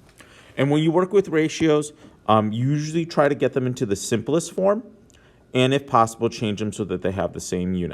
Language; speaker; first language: English; native; English